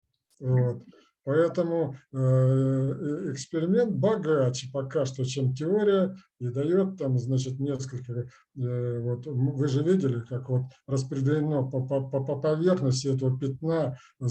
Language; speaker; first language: Russian; native; Russian